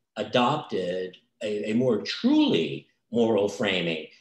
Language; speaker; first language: English; native; English